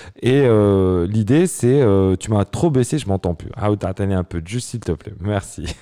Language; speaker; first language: French; non-native, local second language; Arabic